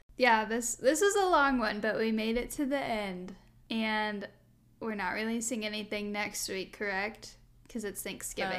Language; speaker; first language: English; native; English